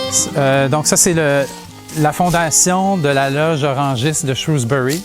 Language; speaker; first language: French; native; French